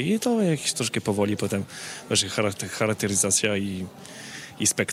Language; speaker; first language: Polish; non-native, learner; French